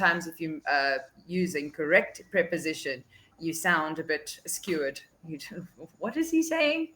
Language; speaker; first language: English; non-native, fluent; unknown